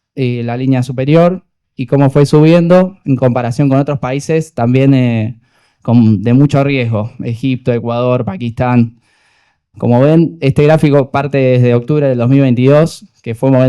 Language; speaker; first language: Spanish; native; Spanish